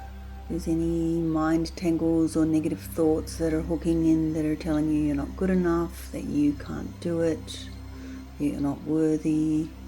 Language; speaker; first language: English; native; English